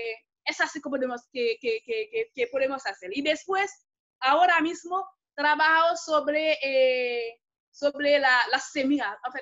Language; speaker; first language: Spanish; non-native, fluent; Haitian Creole